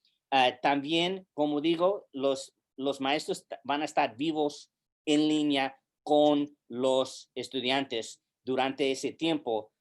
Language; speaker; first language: Spanish; early bilingual, heritage; English